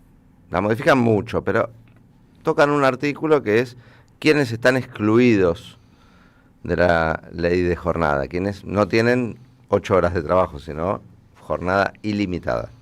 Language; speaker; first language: Spanish; native; Spanish